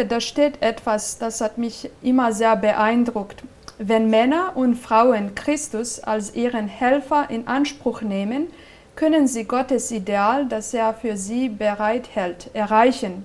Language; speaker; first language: German; non-native, fluent; Serbian